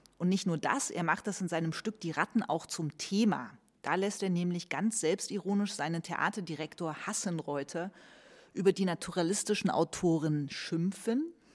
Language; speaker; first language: German; native; German